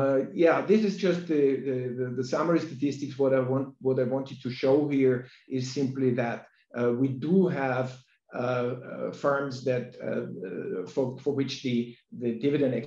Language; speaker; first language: English; non-native, fluent; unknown